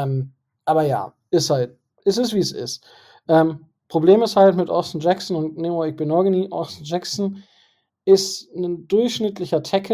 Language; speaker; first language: German; native; German